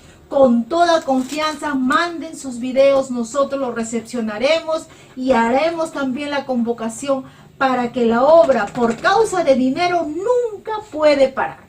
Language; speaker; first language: Spanish; native; Spanish